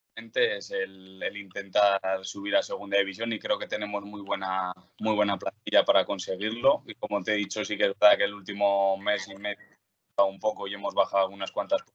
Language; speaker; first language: Spanish; native; Spanish